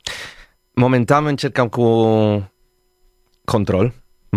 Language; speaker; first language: Romanian; non-native, learner; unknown